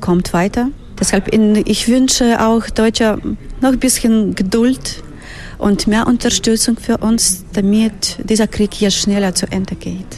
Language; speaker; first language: German; non-native, fluent; Ukrainian